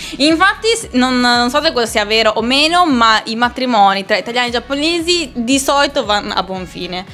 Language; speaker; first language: Italian; native; Italian